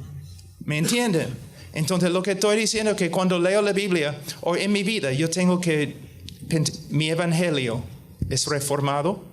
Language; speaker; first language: Spanish; non-native, fluent; English